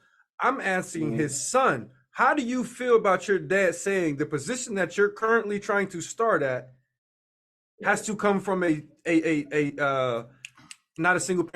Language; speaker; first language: English; native; English